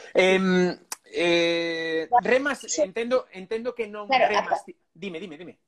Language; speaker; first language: Galician; non-native, local second language; Spanish